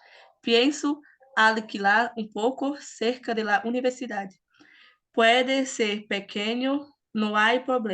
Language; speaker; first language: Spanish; non-native, learner; Portuguese